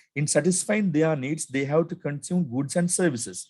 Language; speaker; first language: English; non-native, local second language; Sinhala